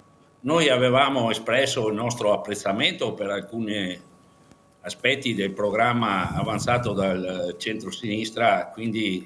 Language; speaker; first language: Italian; native; Italian